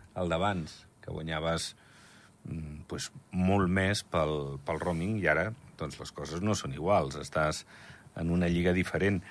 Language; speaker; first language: Catalan; native; Catalan